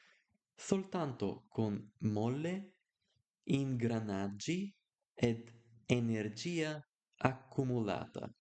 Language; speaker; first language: Italian; non-native, learner; Bulgarian